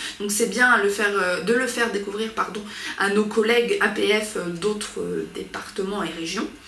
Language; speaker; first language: French; native; French